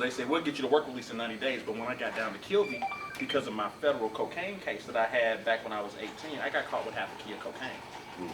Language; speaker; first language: English; native; English